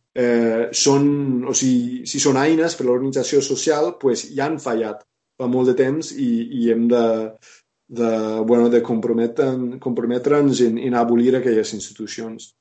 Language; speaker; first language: Catalan; non-native, fluent; English